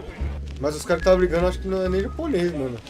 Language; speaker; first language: Portuguese; native; Portuguese